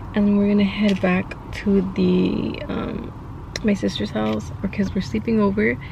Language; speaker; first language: English; early bilingual, other home language; Spanish